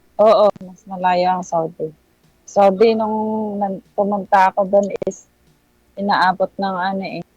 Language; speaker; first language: Filipino; non-native, local second language; Cebuano